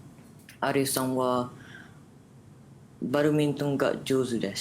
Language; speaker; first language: Japanese; non-native, learner; Malay